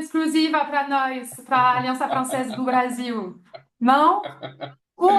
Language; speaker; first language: Portuguese; non-native, fluent; French